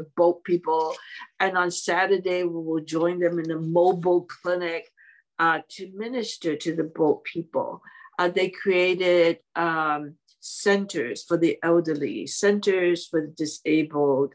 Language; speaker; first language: English; non-native, local second language; Cantonese